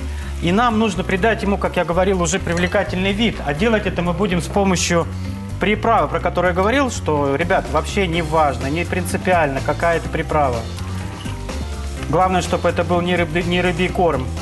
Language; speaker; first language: Russian; native; Russian